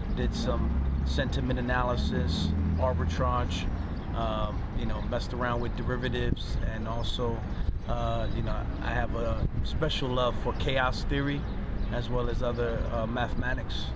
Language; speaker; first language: English; native; English